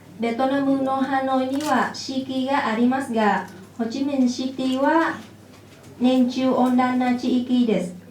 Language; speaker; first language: Japanese; non-native, fluent; Vietnamese